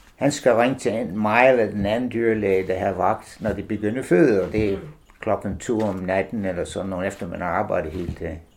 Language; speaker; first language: Danish; non-native, fluent; English